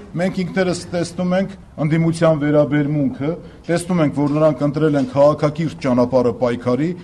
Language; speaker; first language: Armenian; native; Armenian